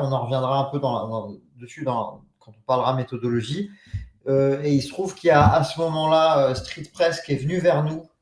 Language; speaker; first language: French; native; French